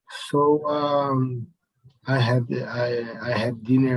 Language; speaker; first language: English; non-native, learner; Portuguese